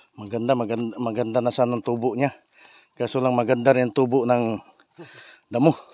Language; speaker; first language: Filipino; non-native, local second language; Hiligaynon